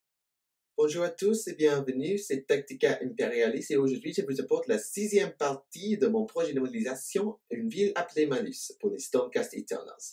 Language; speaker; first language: French; non-native, fluent; English